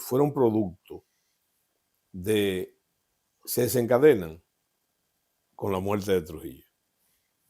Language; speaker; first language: Spanish; native; Spanish